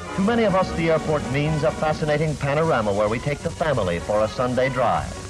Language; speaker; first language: English; native; English